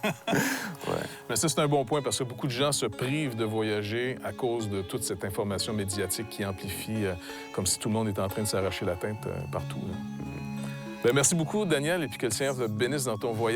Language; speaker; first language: French; native; French